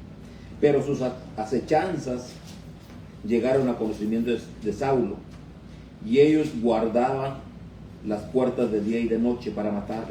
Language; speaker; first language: Spanish; native; Spanish